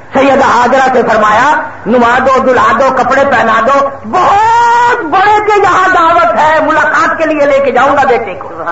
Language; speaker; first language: Urdu; non-native, local second language; Saraiki